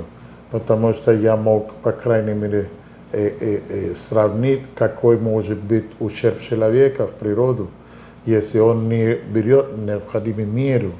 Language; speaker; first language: Russian; non-native, fluent; Spanish